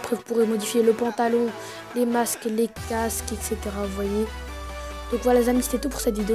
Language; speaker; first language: French; native; French